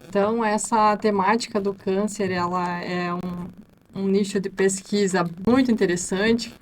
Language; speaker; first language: Portuguese; native; Portuguese